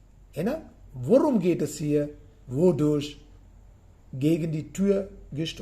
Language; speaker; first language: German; non-native, fluent; Sinhala